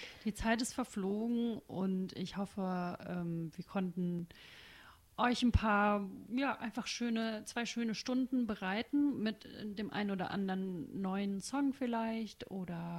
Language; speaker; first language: German; native; German